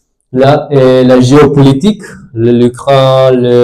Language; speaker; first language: French; non-native, fluent; English